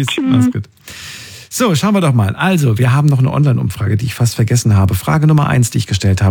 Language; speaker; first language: German; native; German